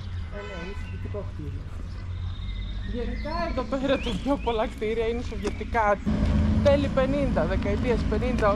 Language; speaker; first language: Greek; non-native, fluent; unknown